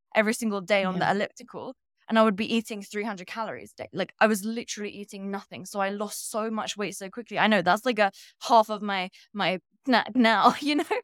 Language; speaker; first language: English; native; English